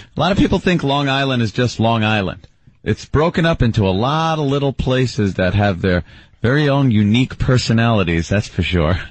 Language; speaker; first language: English; native; English